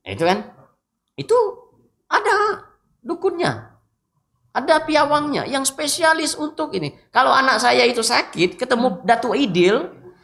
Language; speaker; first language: Indonesian; non-native, local second language; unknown